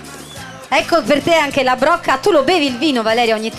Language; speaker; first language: Italian; native; Italian